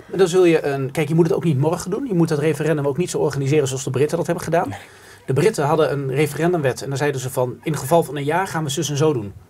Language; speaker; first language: Dutch; native; Dutch